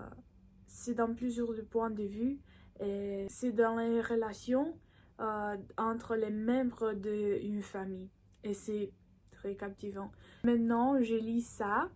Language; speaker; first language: French; non-native, learner; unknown